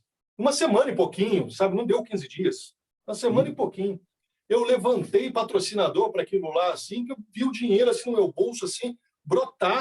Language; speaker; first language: Portuguese; native; Portuguese